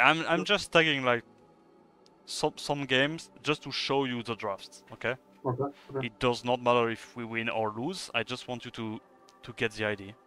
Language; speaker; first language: English; non-native, fluent; French